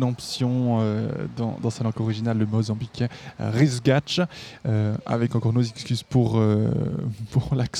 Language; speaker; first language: French; native; French